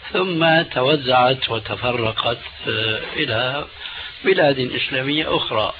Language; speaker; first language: Arabic; early bilingual, other home language; Albanian